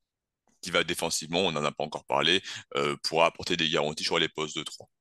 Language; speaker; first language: French; native; French